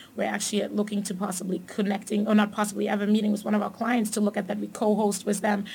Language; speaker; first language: English; non-native, fluent; German